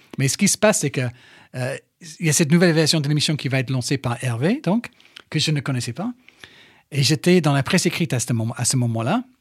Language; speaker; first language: French; non-native, fluent; English